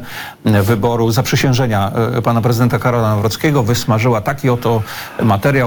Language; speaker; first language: Polish; native; Polish